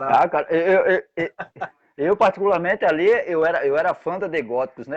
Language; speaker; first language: Portuguese; native; Portuguese